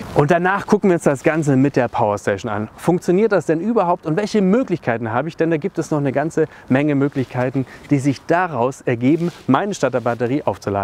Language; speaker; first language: German; native; German